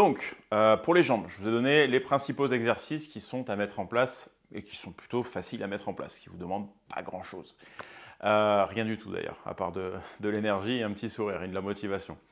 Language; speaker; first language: French; native; French